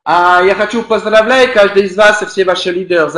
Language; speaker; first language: Russian; non-native, learner; French